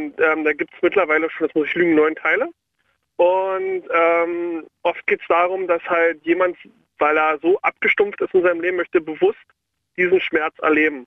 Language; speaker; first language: German; native; German